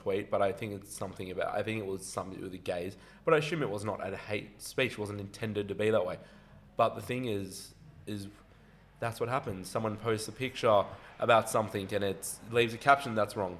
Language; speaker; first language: English; native; English